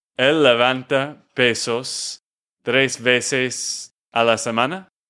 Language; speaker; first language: Spanish; non-native, fluent; English